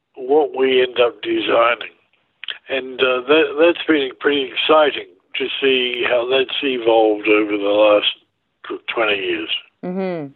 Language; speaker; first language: English; native; English